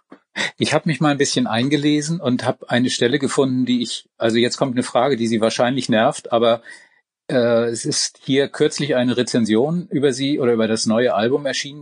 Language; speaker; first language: German; native; German